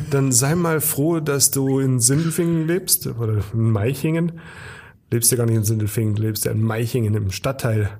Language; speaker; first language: German; native; German